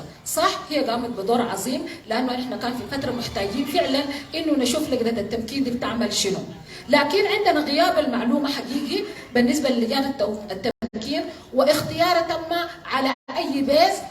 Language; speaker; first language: Arabic; native; Arabic